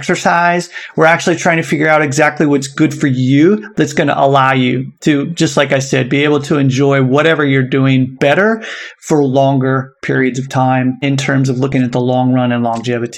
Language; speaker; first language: English; native; English